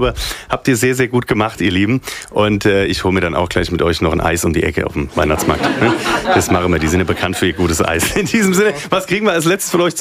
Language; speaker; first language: German; native; German